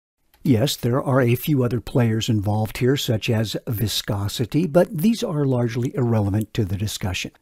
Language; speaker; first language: English; native; English